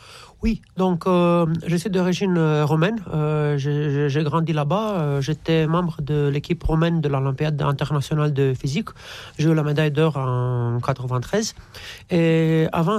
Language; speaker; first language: French; non-native, fluent; Romanian